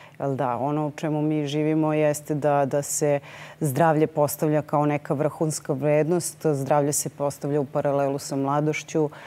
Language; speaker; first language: Croatian; native; Croatian